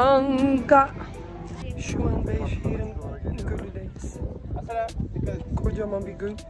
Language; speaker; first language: Turkish; early bilingual, heritage; Turkish